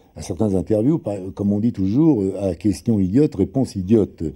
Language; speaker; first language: French; early bilingual, other home language; Italian